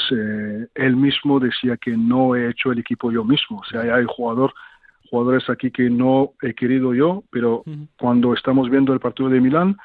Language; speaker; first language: Spanish; non-native, fluent; French